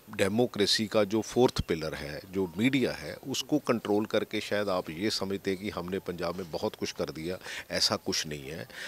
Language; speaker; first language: Hindi; non-native, local second language; Punjabi